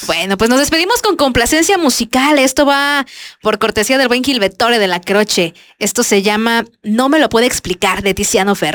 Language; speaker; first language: Spanish; native; Spanish